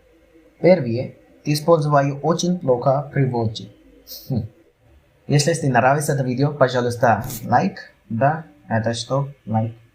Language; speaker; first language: Russian; non-native, learner; Hindi